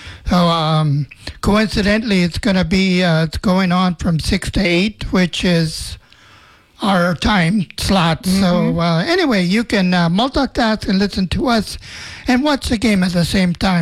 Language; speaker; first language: English; native; English